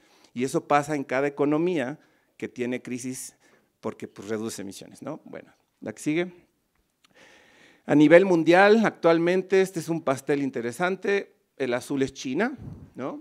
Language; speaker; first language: Spanish; native; Spanish